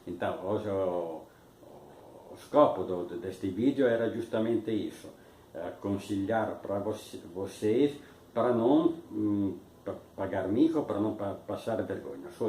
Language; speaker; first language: Portuguese; non-native, fluent; Italian